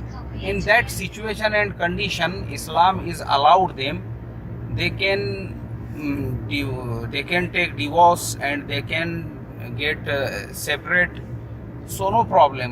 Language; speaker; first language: English; non-native, local second language; Hindi